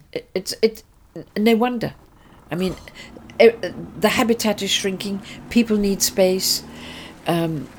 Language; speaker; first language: English; native; English